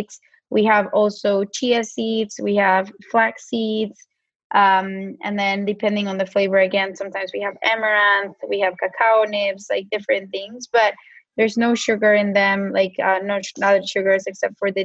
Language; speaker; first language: English; non-native, fluent; Spanish